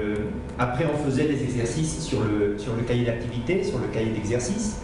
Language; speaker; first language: French; native; French